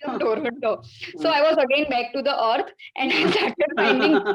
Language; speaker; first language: English; non-native, local second language; Gujarati